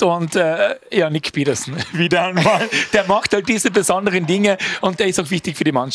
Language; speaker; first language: German; native; German